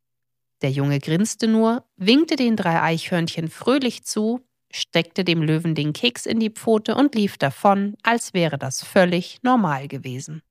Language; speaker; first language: German; native; German